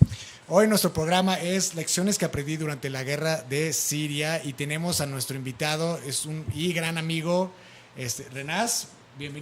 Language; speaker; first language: Spanish; native; Spanish